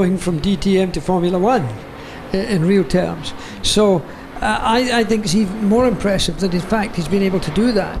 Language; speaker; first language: English; native; English